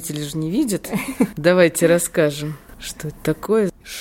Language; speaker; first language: Russian; native; Russian